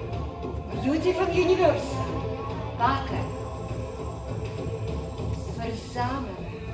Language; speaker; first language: Dutch; non-native, learner; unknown